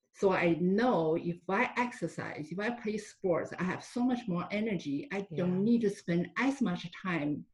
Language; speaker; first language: English; non-native, fluent; Chinese